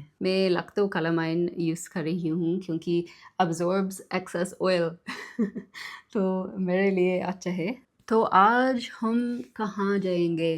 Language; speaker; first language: Hindi; non-native, learner; English